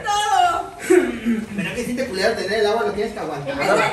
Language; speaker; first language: Spanish; native; Spanish